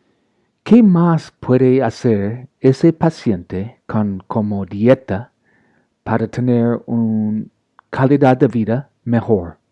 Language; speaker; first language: Spanish; non-native, learner; English